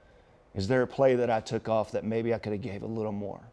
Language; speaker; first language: English; native; English